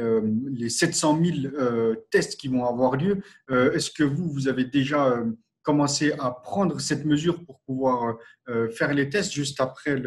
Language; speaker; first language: French; native; French